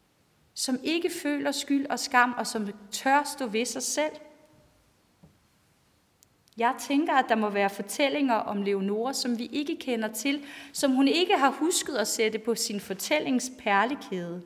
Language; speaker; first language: Danish; native; Danish